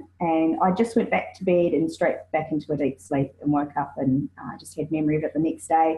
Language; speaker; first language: English; native; English